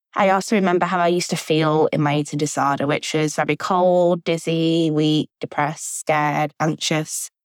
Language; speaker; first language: English; native; English